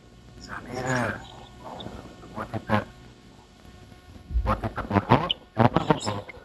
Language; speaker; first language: Russian; non-native, learner; Uzbek